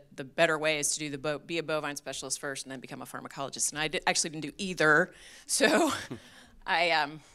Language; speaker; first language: English; native; English